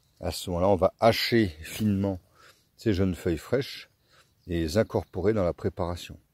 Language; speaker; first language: French; native; French